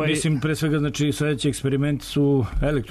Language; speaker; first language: Serbian; native; Serbian